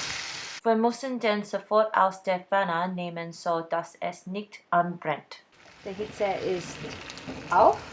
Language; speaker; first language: German; non-native, learner; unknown